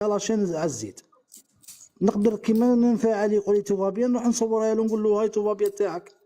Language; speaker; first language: Arabic; native; Arabic